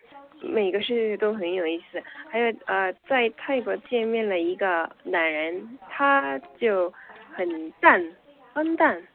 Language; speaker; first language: Chinese; non-native, learner; Korean